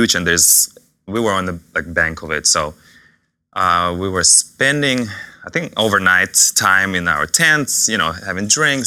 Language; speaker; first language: English; non-native, fluent; Russian